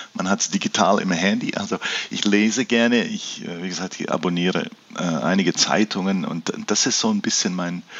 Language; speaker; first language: German; early bilingual, heritage; German